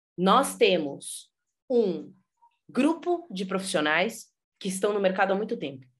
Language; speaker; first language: Portuguese; early bilingual, heritage; Portuguese